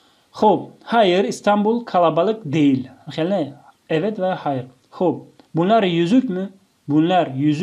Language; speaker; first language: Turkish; non-native, fluent; Tajik